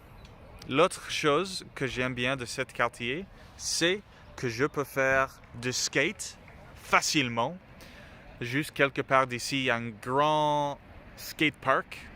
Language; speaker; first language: French; non-native, learner; English